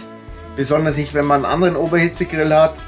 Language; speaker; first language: German; native; German